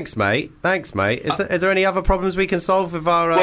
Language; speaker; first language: English; native; English